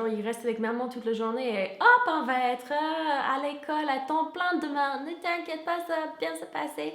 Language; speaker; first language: French; non-native, fluent; English